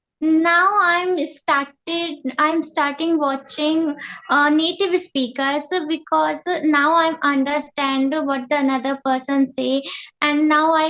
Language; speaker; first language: English; non-native, learner; Hindi